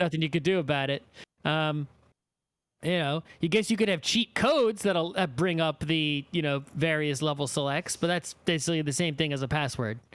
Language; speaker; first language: English; native; English